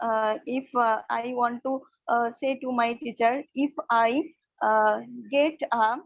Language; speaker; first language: English; non-native, learner; Bangla